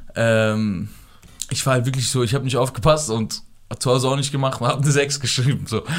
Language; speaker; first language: German; early bilingual, other home language; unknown